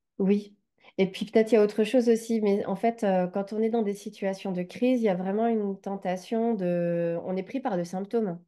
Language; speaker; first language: French; native; French